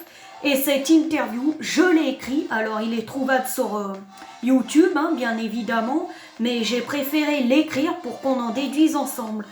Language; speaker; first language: French; native; French